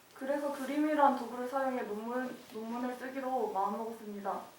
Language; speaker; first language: Korean; native; Korean